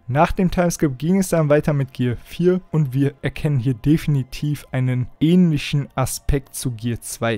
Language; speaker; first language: German; native; German